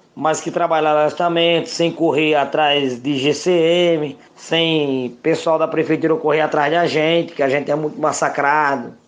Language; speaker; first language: Portuguese; native; Portuguese